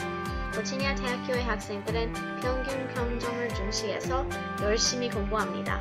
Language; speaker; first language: Korean; non-native, learner; English